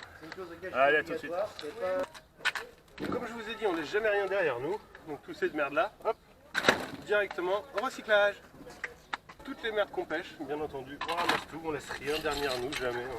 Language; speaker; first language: French; native; French